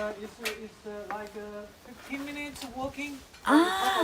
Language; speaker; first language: English; non-native, learner; Chinese